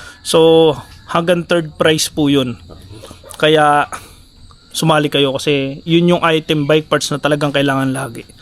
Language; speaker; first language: Filipino; native; Filipino